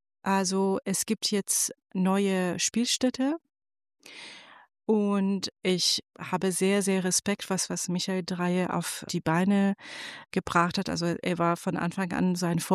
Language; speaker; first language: German; non-native, fluent; Persian